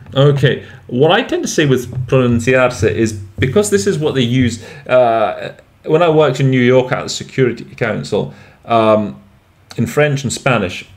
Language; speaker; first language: English; native; English